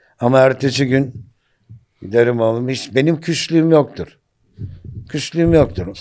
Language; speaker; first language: Turkish; native; Turkish